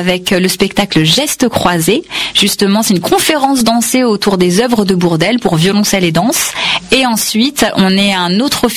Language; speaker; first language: French; non-native, fluent; Kannada